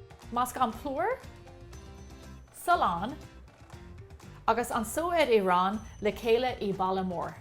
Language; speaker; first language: Irish; non-native, local second language; English